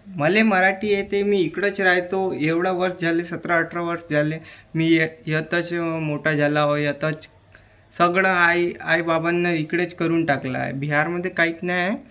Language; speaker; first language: Marathi; early bilingual, other home language; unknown